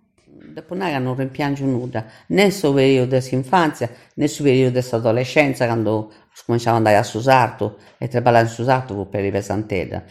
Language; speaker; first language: Italian; non-native, local second language; Sardinian